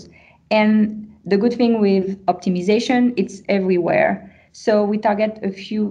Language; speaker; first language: English; non-native, fluent; French